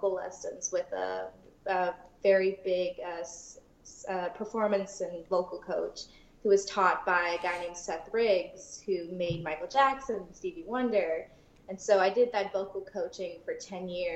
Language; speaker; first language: English; native; English